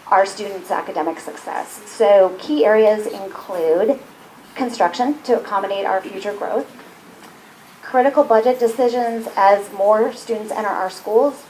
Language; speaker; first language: English; native; English